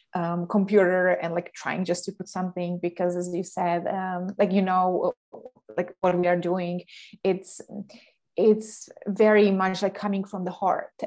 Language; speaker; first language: English; non-native, fluent; Slovak